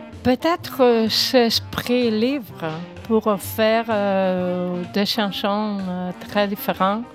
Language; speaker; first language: French; non-native, fluent; Spanish